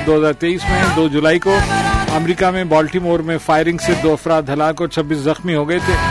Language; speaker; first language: Urdu; native; Urdu